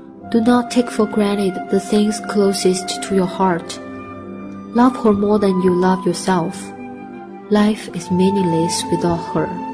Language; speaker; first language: English; non-native, fluent; Chinese